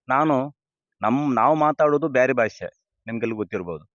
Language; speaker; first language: Kannada; non-native, local second language; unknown